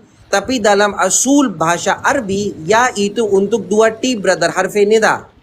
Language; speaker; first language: Indonesian; non-native, learner; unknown